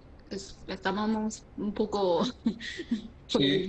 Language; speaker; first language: Spanish; non-native, fluent; Chinese